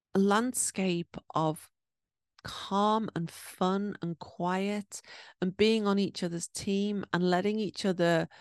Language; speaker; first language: English; native; English